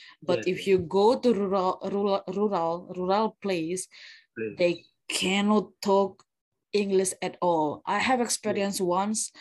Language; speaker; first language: English; non-native, fluent; Indonesian